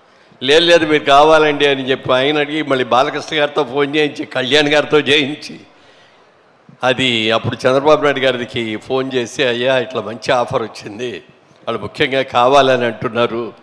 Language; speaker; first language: Telugu; native; Telugu